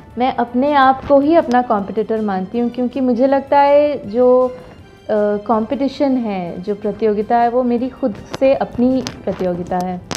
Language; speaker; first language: Hindi; non-native, local second language; Bangla